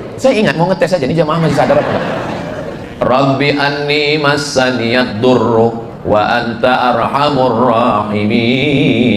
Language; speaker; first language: Indonesian; native; Indonesian